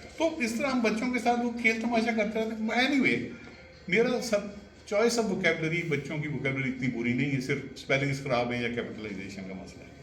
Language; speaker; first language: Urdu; non-native, local second language; Punjabi